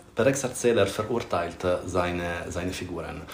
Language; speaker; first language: German; non-native, fluent; Italian